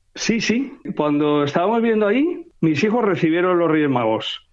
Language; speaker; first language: Spanish; native; Spanish